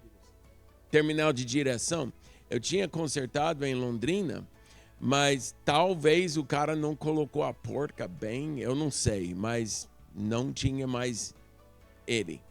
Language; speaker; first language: Portuguese; non-native, local second language; English